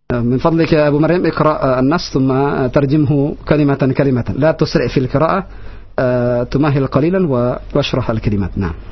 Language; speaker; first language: Arabic; non-native, fluent; Indonesian